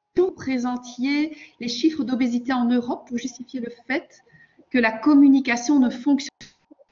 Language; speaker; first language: French; native; French